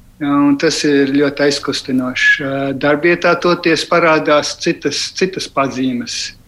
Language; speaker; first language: Latvian; early bilingual, heritage; Latvian